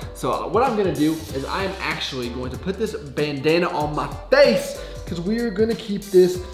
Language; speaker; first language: English; native; English